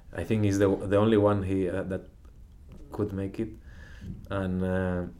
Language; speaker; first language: English; non-native, fluent; Spanish